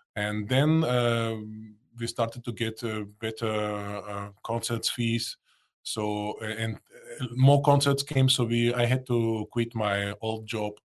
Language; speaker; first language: English; non-native, fluent; Russian